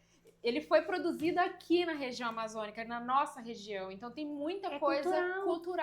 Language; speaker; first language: Portuguese; native; Portuguese